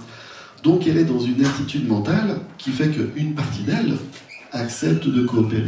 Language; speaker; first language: French; native; French